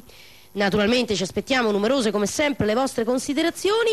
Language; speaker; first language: Italian; native; Italian